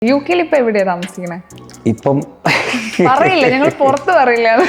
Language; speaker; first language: Malayalam; native; Malayalam